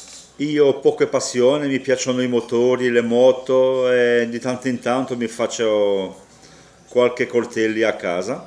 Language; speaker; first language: Italian; early bilingual, heritage; Italian